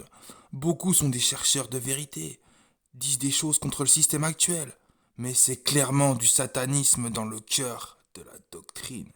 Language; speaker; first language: French; native; French